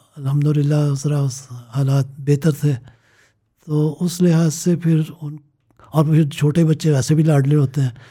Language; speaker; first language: Urdu; native; Urdu